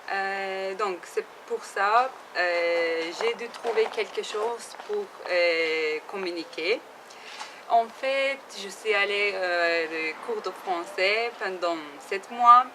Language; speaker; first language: French; non-native, learner; Turkish